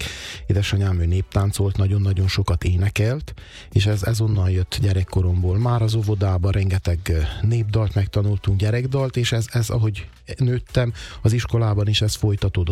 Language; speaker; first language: Hungarian; native; Hungarian